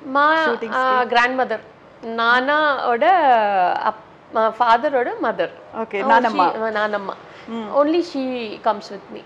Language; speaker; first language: Telugu; non-native, local second language; Tamil